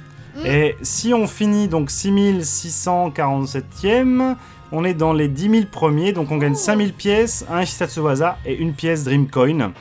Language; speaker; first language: French; native; French